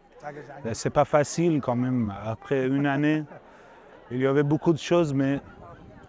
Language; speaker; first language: French; non-native, fluent; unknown